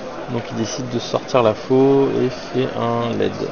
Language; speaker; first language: French; native; French